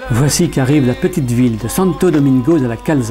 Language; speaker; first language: French; native; French